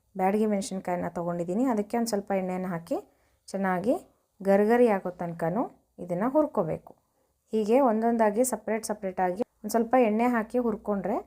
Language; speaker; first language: Kannada; native; Kannada